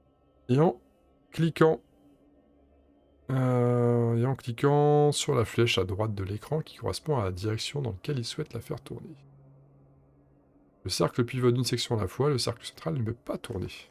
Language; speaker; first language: French; native; French